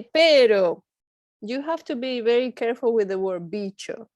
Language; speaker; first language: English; non-native, fluent; Spanish